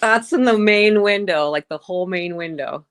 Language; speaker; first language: English; native; English